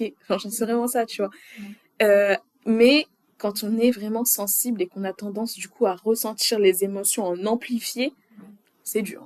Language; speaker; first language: French; native; French